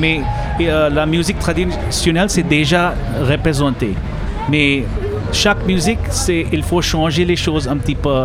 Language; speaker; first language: French; non-native, learner; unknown